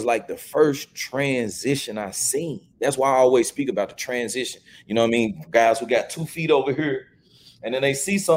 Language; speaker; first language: English; native; English